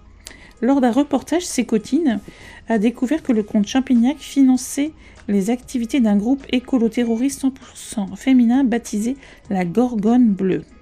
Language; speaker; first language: French; native; French